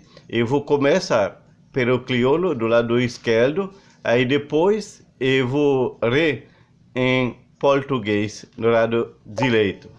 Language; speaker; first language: Portuguese; non-native, learner; Haitian Creole